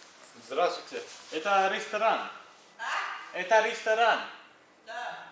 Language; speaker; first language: Russian; non-native, learner; English